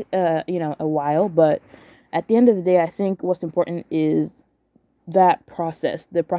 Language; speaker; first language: English; non-native, local second language; Yoruba